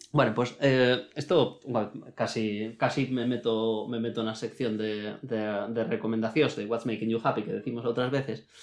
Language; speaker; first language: Spanish; non-native, local second language; Galician